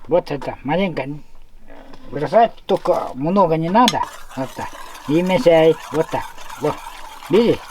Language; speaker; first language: Russian; non-native, local second language; Yakut